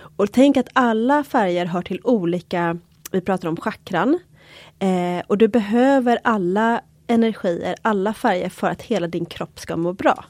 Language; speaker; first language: Swedish; early bilingual, other home language; Polish